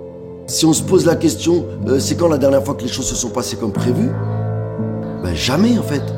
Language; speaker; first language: French; native; French